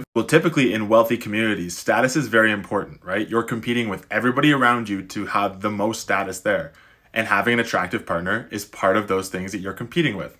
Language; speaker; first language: English; native; English